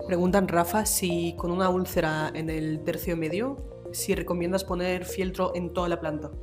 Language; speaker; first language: Spanish; native; Spanish